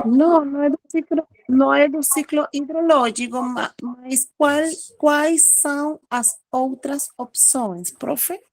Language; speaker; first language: Portuguese; non-native, fluent; Spanish